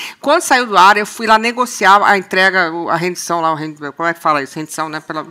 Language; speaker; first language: Portuguese; native; Portuguese